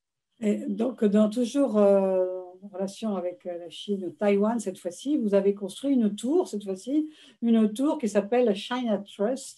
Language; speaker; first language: French; native; French